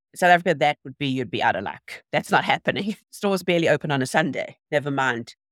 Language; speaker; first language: English; native; English